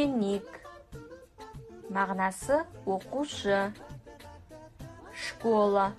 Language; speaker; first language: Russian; non-native, fluent; Kazakh